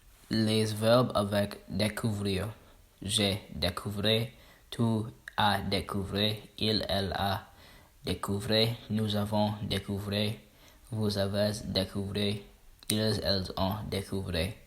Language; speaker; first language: French; non-native, learner; English